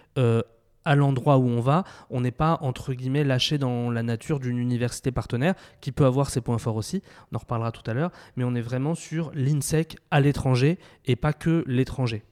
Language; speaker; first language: French; native; French